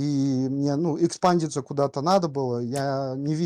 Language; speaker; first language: Russian; native; Russian